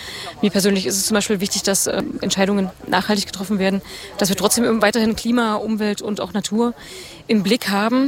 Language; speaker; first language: German; native; German